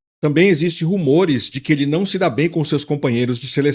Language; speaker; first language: Portuguese; native; Portuguese